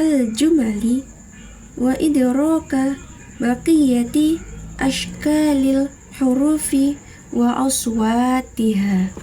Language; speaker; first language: Arabic; non-native, learner; Indonesian